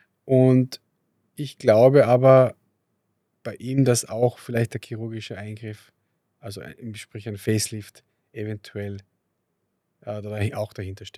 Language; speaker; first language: German; native; German